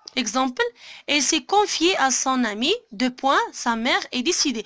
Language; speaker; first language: French; non-native, local second language; Arabic